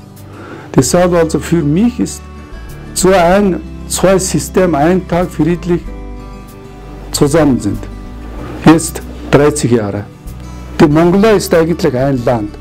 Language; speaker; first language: German; non-native, fluent; Mongolian